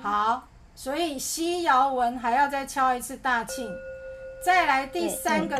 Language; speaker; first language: Chinese; native; Chinese